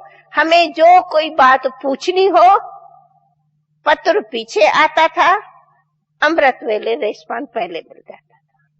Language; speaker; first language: Hindi; non-native, local second language; Sindhi